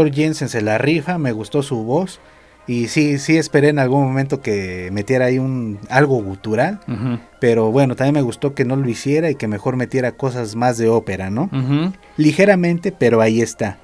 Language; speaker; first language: Spanish; native; Spanish